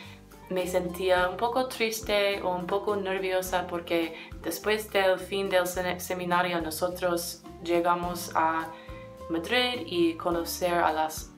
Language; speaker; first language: Spanish; non-native, learner; English